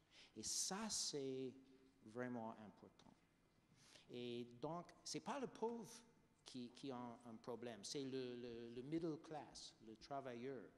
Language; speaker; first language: French; non-native, fluent; English